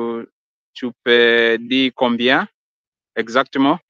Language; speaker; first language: French; non-native, learner; Swahili